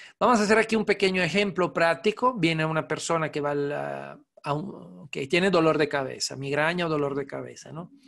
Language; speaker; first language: Spanish; non-native, fluent; Italian